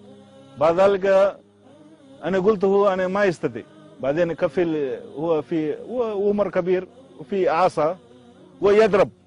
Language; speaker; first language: Arabic; non-native, learner; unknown